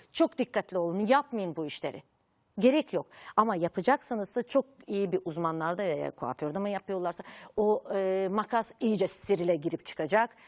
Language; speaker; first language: Turkish; native; Turkish